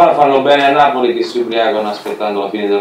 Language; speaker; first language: Italian; native; Italian